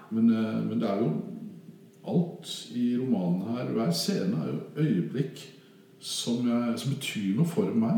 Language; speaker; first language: Norwegian; native; Norwegian